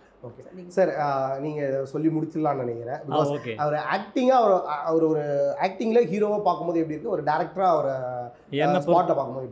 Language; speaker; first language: Tamil; native; Tamil